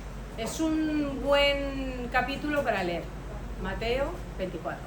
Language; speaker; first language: Spanish; native; Spanish